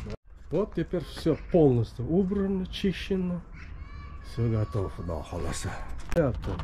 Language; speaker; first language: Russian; non-native, local second language; Uzbek